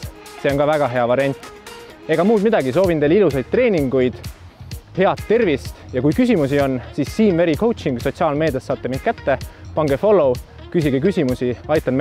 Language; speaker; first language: Estonian; native; Estonian